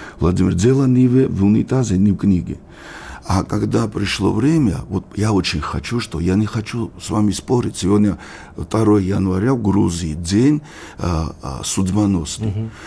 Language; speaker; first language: Russian; non-native, local second language; Georgian